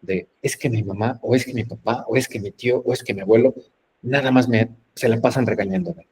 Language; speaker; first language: Spanish; native; Spanish